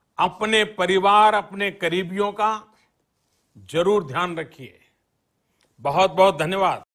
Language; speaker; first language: Hindi; non-native, local second language; Gujarati